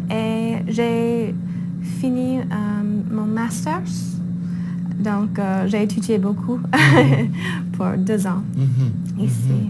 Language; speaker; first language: French; non-native, learner; English